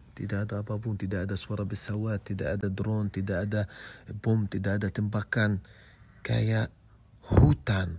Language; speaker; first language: Indonesian; non-native, fluent; Arabic